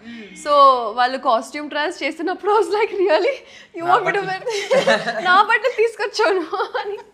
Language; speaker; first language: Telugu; non-native, local second language; Hindi